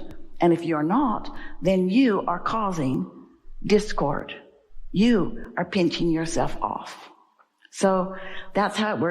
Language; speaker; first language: English; native; English